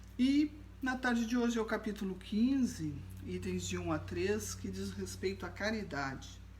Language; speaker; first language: Portuguese; native; Portuguese